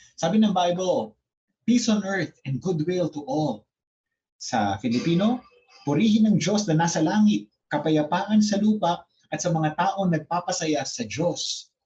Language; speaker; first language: Filipino; native; Filipino